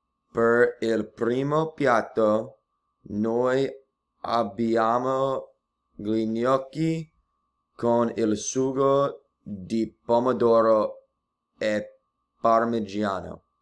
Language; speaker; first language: Italian; non-native, learner; English